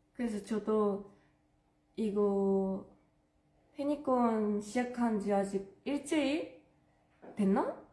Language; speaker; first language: Korean; non-native, fluent; Japanese